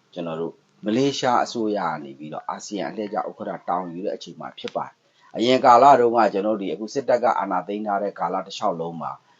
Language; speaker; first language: Burmese; non-native, local second language; Pa'o Karen